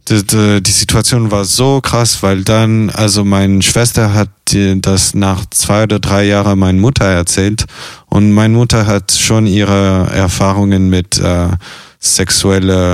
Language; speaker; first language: German; non-native, fluent; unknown